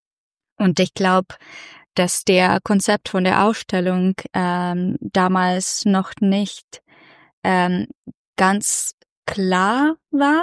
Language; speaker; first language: German; non-native, fluent; Russian